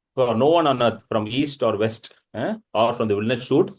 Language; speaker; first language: English; non-native, local second language; Tamil